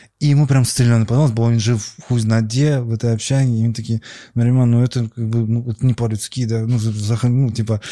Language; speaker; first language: Ukrainian; non-native, local second language; Russian